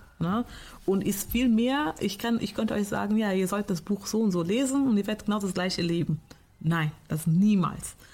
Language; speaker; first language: German; non-native, fluent; Portuguese